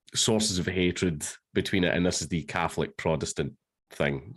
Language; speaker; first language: English; native; English